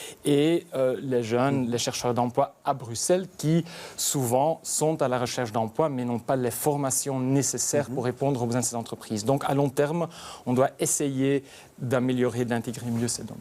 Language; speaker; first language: French; native; French